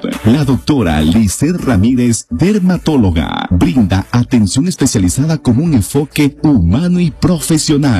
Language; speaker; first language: Spanish; native; Spanish